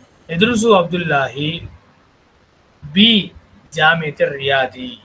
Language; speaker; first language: Arabic; non-native, fluent; Tamil